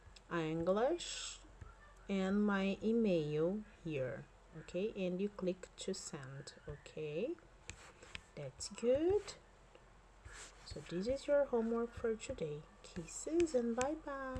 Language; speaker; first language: English; non-native, fluent; Portuguese